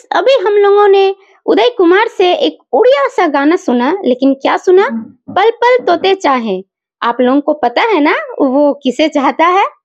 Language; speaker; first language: Hindi; non-native, local second language; Odia